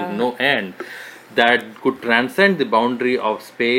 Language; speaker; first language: English; non-native, local second language; Telugu